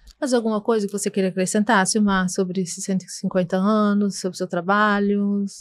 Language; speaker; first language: Portuguese; native; Portuguese